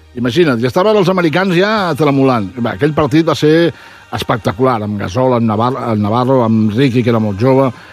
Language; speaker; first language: Catalan; native; Catalan